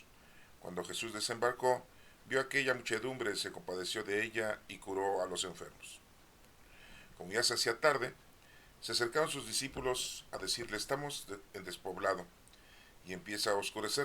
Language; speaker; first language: Spanish; native; Spanish